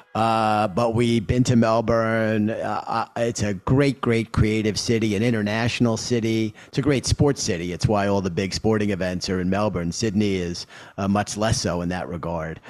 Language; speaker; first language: English; native; English